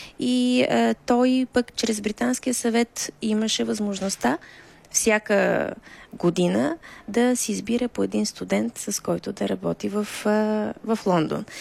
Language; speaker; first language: Bulgarian; native; Bulgarian